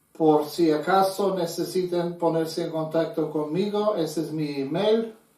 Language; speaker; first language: Spanish; non-native, fluent; English